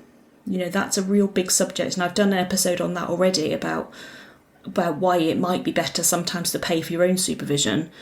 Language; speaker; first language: English; native; English